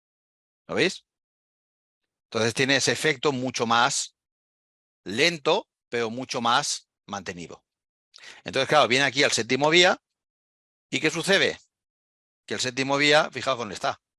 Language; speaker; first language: Spanish; native; Spanish